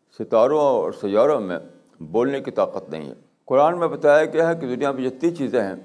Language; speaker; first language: Urdu; native; Urdu